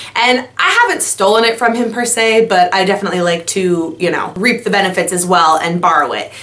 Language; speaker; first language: English; native; English